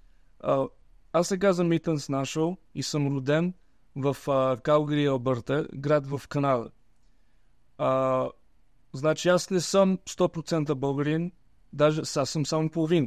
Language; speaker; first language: Bulgarian; early bilingual, heritage; Bulgarian